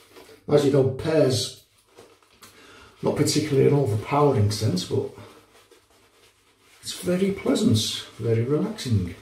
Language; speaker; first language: English; native; English